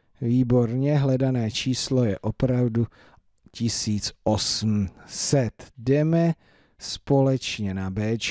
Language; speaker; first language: Czech; native; Czech